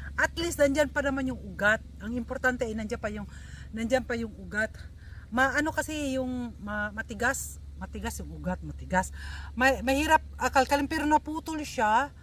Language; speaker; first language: Filipino; native; Filipino